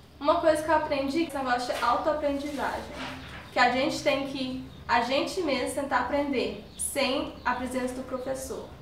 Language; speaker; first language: Portuguese; early bilingual, heritage; Portuguese